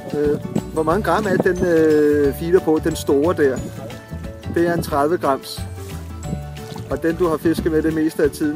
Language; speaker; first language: Danish; native; Danish